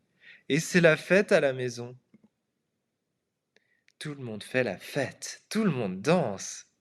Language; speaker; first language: French; non-native, fluent; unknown